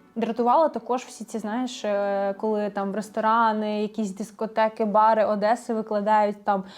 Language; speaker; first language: Ukrainian; native; Ukrainian